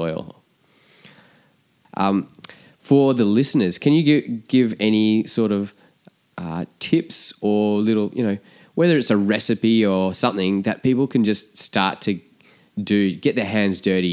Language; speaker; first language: English; native; English